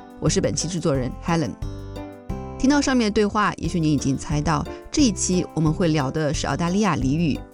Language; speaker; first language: Chinese; native; Chinese